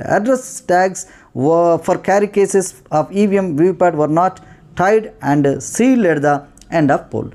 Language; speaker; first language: English; non-native, local second language; Telugu